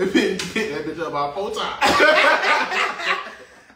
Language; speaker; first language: English; native; English